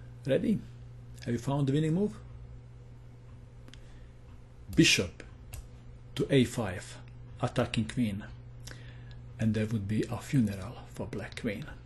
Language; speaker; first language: English; non-native, fluent; Croatian